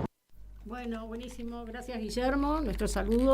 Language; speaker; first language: Spanish; native; Spanish